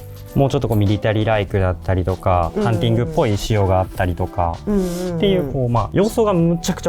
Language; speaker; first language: Japanese; native; Japanese